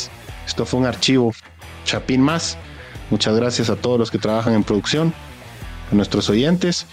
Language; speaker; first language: Spanish; native; Spanish